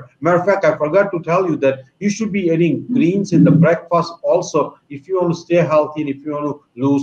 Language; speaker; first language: English; non-native, local second language; Gujarati